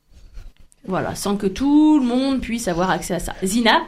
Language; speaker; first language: French; native; French